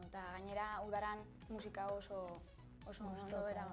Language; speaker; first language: Basque; non-native, local second language; Spanish